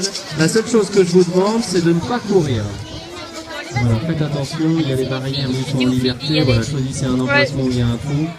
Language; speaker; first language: French; native; French